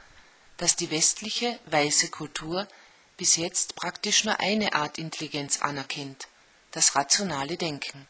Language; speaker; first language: German; native; German